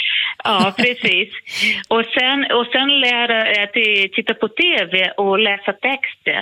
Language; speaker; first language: Swedish; non-native, fluent; Portuguese